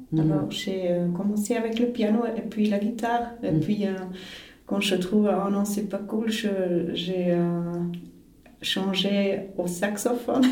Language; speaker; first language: French; non-native, fluent; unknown